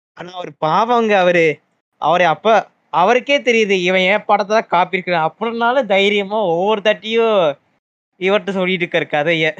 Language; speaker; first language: Tamil; native; Tamil